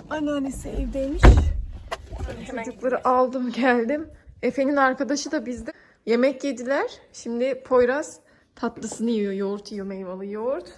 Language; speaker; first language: Turkish; early bilingual, other home language; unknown